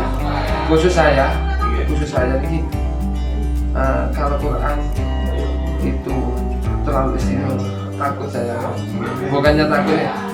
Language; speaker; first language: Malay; non-native, local second language; Javanese